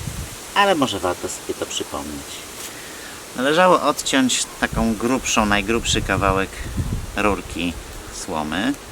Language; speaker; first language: Polish; native; Polish